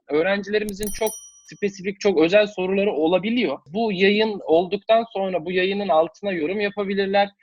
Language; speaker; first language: Turkish; native; Turkish